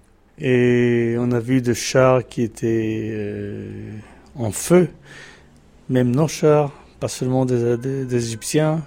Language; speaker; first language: French; non-native, fluent; Hebrew